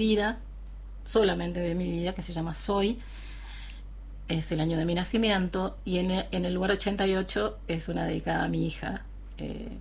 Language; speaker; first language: Spanish; native; Spanish